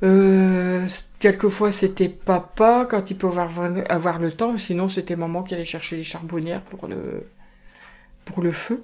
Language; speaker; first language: French; native; French